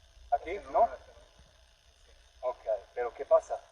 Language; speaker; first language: Spanish; non-native, learner; English